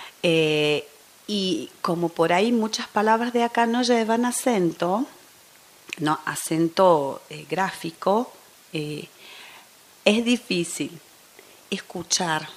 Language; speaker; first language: Spanish; non-native, fluent; Portuguese